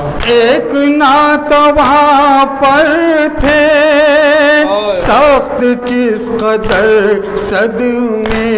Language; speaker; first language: Urdu; native; Urdu